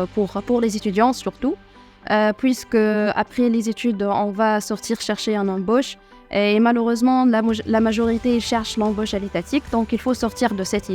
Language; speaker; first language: French; non-native, local second language; Arabic